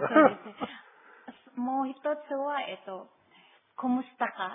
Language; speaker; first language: Japanese; non-native, learner; Filipino